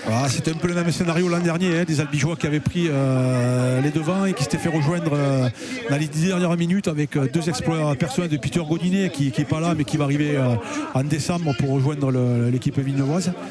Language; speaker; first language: French; native; French